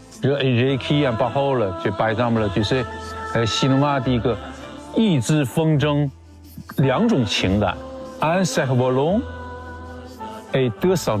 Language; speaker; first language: French; non-native, learner; Chinese